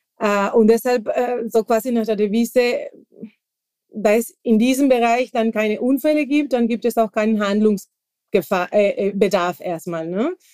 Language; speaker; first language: German; non-native, fluent; Spanish